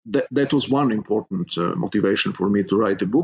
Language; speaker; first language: English; non-native, fluent; Serbian